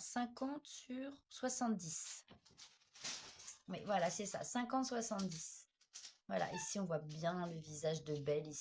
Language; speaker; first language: French; native; French